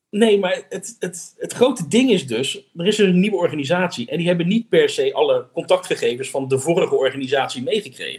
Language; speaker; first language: Dutch; native; Dutch